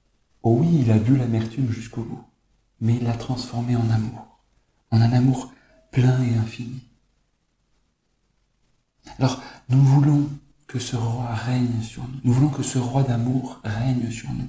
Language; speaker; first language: French; native; French